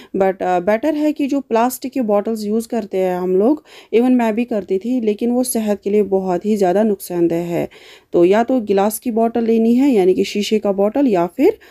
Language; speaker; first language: Hindi; non-native, local second language; Kashmiri